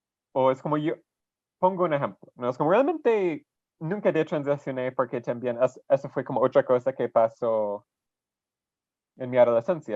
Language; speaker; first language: Spanish; non-native, fluent; English